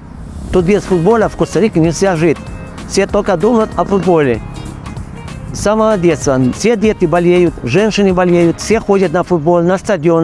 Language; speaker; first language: Russian; non-native, fluent; Spanish